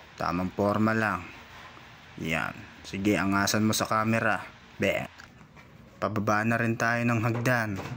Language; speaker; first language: Filipino; non-native, local second language; Bikol